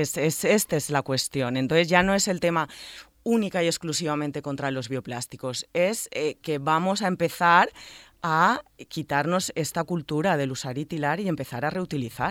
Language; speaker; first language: Spanish; native; Spanish